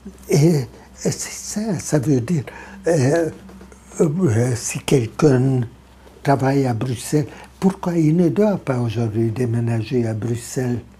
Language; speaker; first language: French; non-native, fluent; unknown